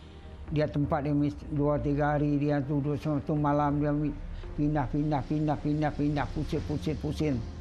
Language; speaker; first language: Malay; non-native, local second language; Iban